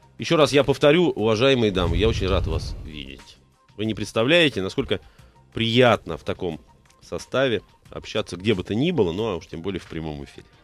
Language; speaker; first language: Russian; native; Russian